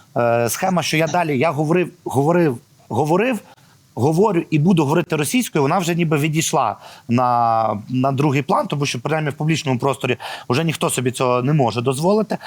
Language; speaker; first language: Ukrainian; native; Ukrainian